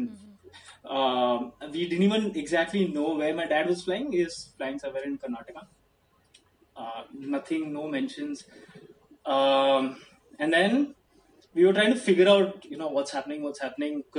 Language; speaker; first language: English; non-native, local second language; Hindi